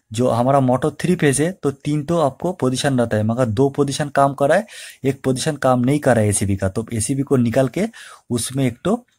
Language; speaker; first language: Hindi; non-native, local second language; Bangla